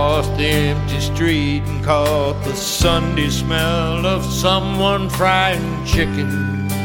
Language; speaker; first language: English; early bilingual, other home language; Spanish